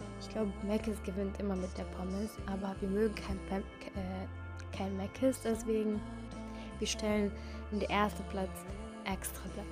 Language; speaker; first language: German; non-native, fluent; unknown